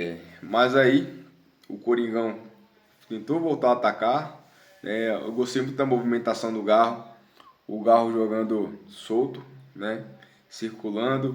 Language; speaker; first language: Portuguese; native; Portuguese